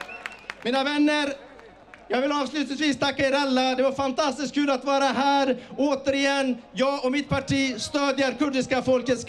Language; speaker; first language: Swedish; early bilingual, other home language; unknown